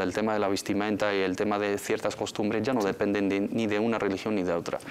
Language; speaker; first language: Spanish; native; Spanish